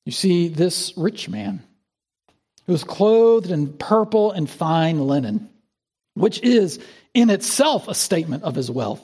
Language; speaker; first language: English; native; English